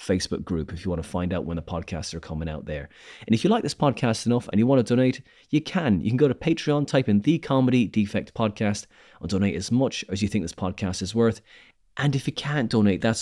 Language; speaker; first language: English; native; English